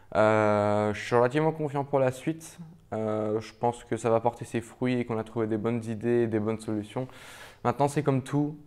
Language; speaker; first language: French; native; French